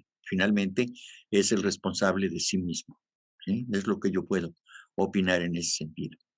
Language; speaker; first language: Spanish; native; Spanish